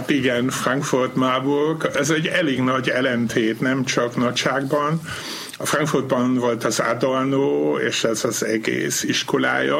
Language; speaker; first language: Hungarian; non-native, fluent; German